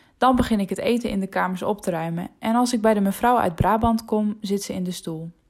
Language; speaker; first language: Dutch; non-native, local second language; Western Frisian